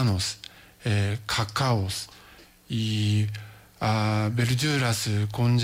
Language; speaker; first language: Spanish; non-native, learner; Japanese